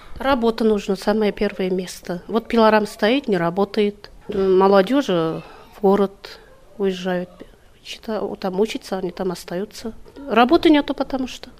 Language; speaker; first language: Russian; non-native, local second language; Bashkir